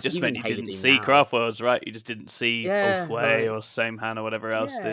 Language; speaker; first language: English; native; English